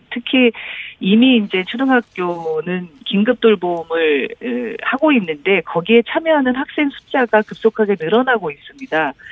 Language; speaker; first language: Korean; native; Korean